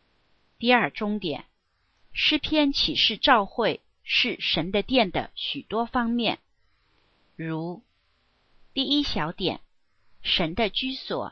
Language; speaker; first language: Chinese; native; Chinese